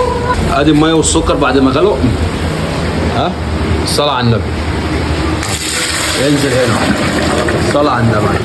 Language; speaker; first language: Arabic; native; Arabic